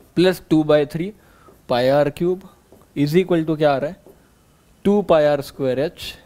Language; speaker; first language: Hindi; non-native, local second language; Marathi